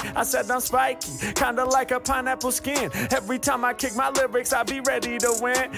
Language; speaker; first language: English; native; English